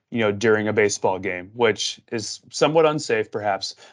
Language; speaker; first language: English; native; English